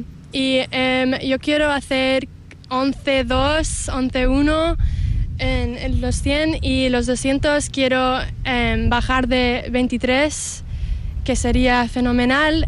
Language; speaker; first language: Spanish; early bilingual, heritage; English